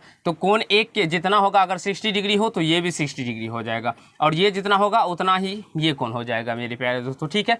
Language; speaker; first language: Hindi; native; Hindi